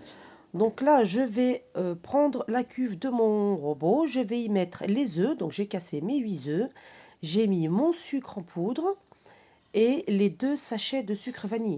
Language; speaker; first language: French; native; French